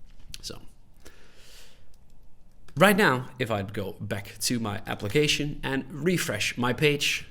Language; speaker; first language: English; non-native, fluent; Dutch